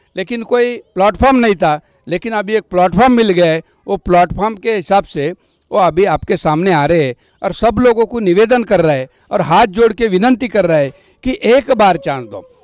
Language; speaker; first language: Hindi; non-native, local second language; Lambadi